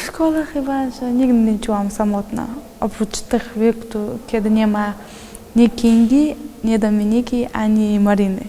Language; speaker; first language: Polish; non-native, fluent; Chechen